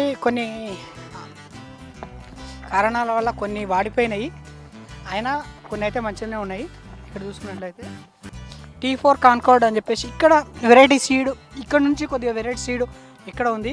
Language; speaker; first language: Telugu; native; Telugu